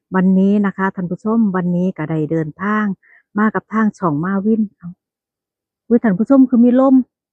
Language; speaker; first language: Thai; native; Thai